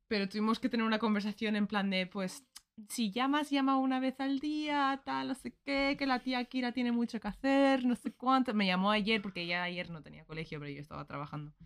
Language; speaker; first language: Spanish; early bilingual, other home language; English